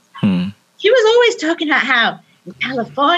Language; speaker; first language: English; native; English